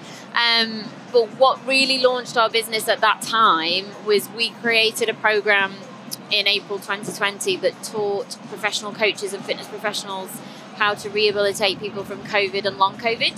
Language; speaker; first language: English; native; English